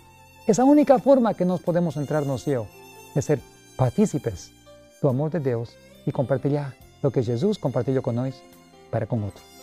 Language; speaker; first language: Portuguese; non-native, learner; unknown